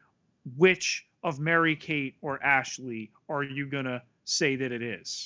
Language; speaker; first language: English; native; English